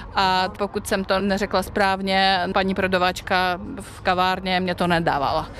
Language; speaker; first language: Czech; non-native, fluent; Russian